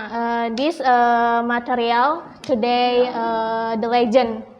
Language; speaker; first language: English; non-native, learner; Indonesian